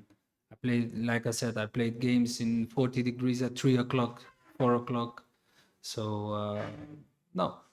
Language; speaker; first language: English; non-native, fluent; Dutch